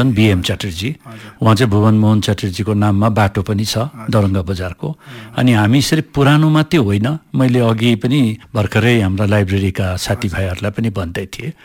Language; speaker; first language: Nepali; non-native, local second language; Bangla